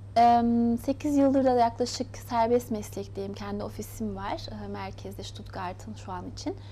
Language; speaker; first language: Turkish; early bilingual, heritage; Turkish